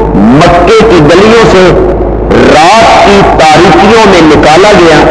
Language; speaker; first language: Urdu; native; Urdu